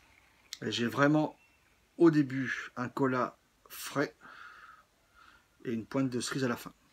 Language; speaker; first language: French; native; French